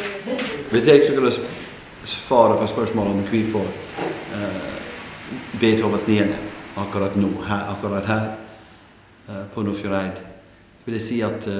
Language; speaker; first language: Norwegian; non-native, fluent; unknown